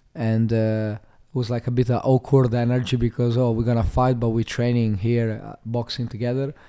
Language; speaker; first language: English; non-native, fluent; Italian